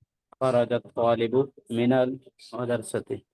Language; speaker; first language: Arabic; non-native, learner; Urdu